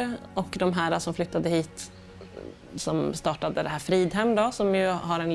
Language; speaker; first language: Swedish; native; Swedish